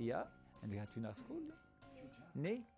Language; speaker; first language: Dutch; non-native, local second language; French